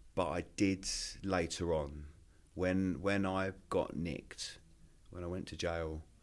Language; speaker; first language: English; native; English